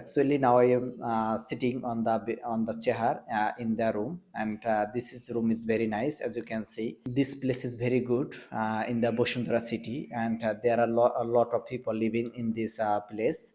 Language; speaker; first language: English; non-native, learner; Bangla